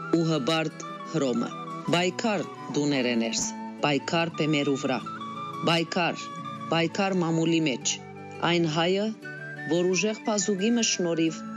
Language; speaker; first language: Armenian; early bilingual, heritage; Armenian